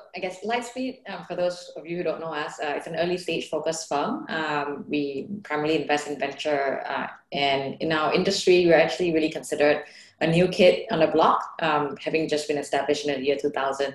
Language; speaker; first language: English; non-native, fluent; Thai